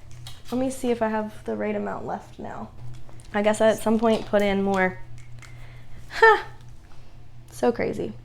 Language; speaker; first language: English; native; English